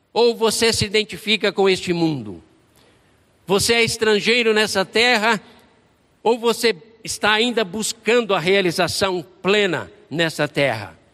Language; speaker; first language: Portuguese; native; Portuguese